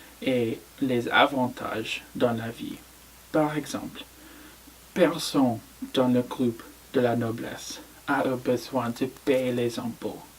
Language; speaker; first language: French; non-native, learner; English